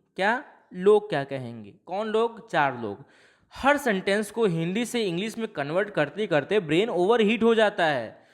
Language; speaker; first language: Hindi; non-native, local second language; Bhojpuri